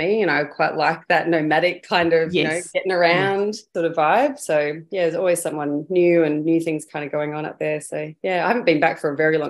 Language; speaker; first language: English; native; English